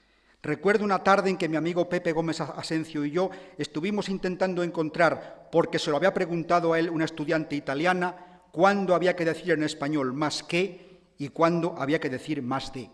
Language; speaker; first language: Spanish; native; Spanish